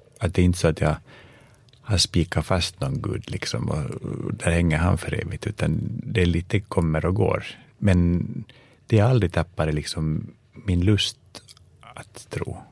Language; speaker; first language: Swedish; native; Swedish